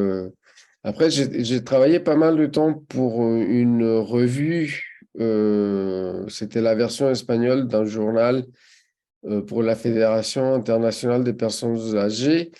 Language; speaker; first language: French; non-native, fluent; Spanish